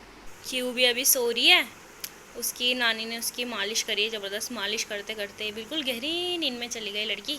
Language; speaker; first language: Hindi; native; Hindi